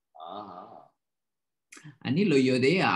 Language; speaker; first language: Hebrew; non-native, learner; Indonesian